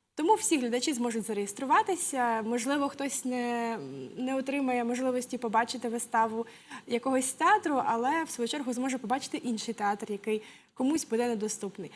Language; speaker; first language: Ukrainian; native; Ukrainian